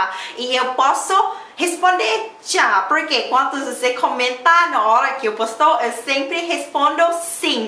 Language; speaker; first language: Portuguese; non-native, learner; Thai